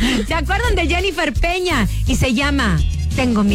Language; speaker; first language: Spanish; native; Spanish